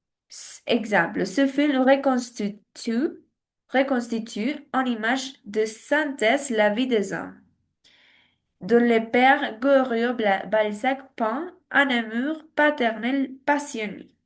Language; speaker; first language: French; non-native, learner; Spanish